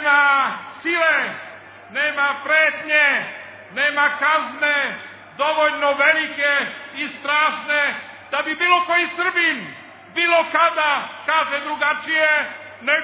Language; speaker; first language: Serbian; native; Serbian